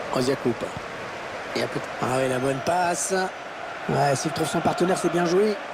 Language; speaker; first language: French; native; French